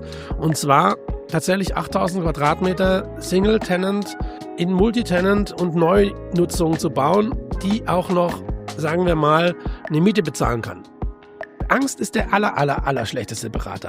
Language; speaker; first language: German; native; German